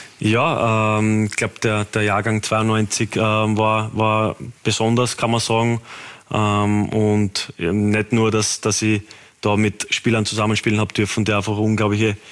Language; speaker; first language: German; native; German